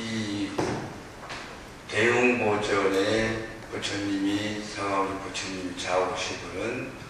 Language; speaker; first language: Korean; native; Korean